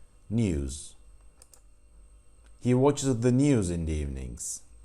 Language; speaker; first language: English; non-native, fluent; Turkish